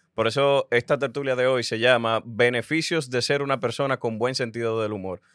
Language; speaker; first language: Spanish; native; Spanish